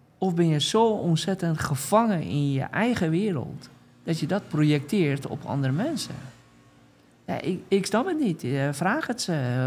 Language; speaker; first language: Dutch; non-native, fluent; Persian